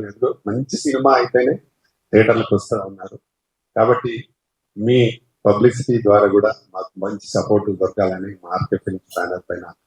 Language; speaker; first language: Telugu; native; Telugu